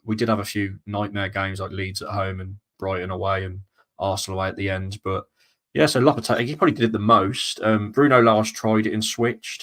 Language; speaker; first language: English; native; English